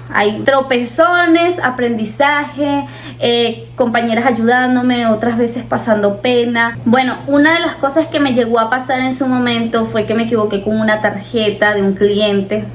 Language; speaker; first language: Spanish; native; Spanish